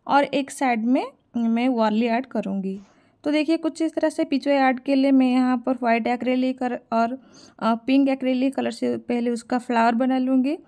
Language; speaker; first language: Hindi; non-native, local second language; Odia